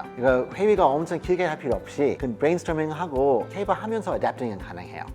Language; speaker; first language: Korean; non-native, fluent; English